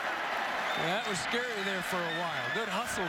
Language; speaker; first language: English; native; English